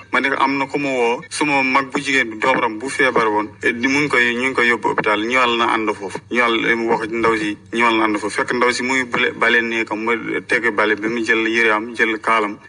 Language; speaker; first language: Wolof; non-native, local second language; Fula